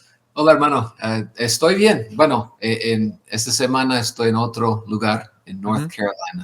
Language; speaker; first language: Spanish; non-native, fluent; English